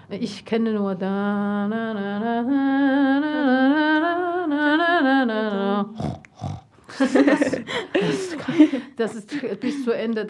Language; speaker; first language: German; non-native, learner; Chinese